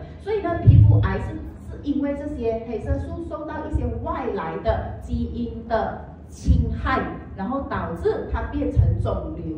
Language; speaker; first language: Chinese; native; Chinese